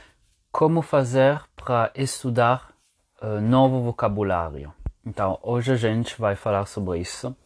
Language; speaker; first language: Portuguese; non-native, fluent; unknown